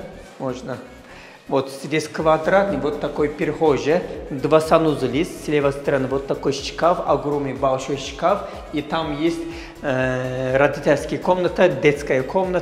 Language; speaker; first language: Russian; non-native, fluent; Turkish